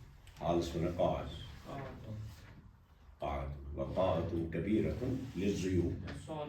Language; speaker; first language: Arabic; non-native, fluent; Urdu